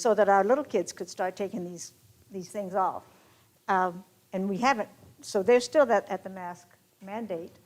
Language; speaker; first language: English; native; English